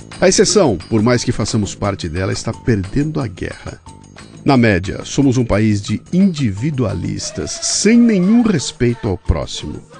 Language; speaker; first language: Portuguese; native; Portuguese